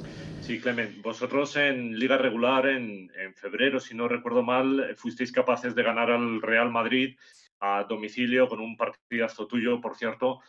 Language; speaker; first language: Spanish; native; Spanish